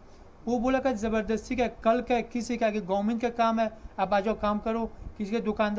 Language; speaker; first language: Hindi; non-native, learner; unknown